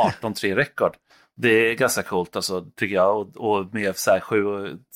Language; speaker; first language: Swedish; native; Swedish